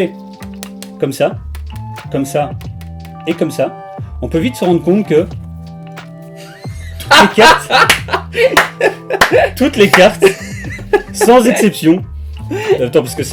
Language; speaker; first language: French; native; French